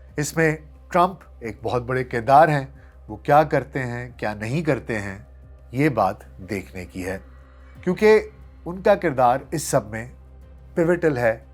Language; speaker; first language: Urdu; native; Urdu